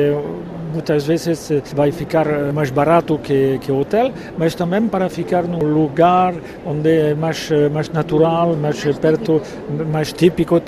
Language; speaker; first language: Portuguese; non-native, fluent; French